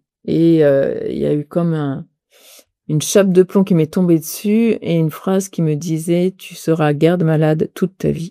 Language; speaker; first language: French; native; French